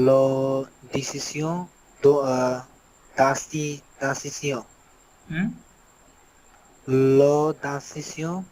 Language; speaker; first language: French; non-native, learner; Bangla